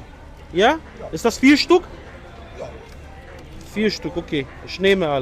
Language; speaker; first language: German; non-native, learner; Amharic